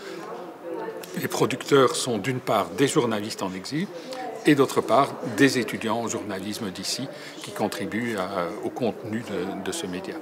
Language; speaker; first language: French; native; French